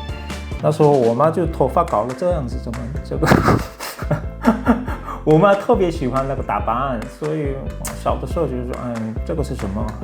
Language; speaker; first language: Chinese; non-native, fluent; Korean